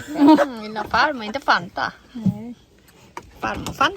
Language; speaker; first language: Swedish; non-native, learner; Thai